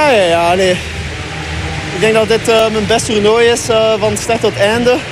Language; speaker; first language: Dutch; non-native, local second language; French